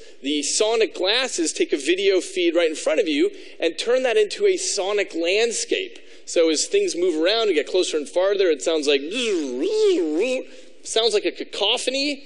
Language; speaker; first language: English; native; English